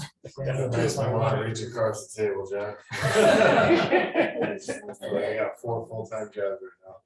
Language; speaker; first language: English; native; English